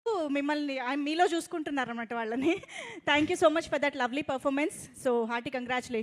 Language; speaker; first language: Telugu; native; Telugu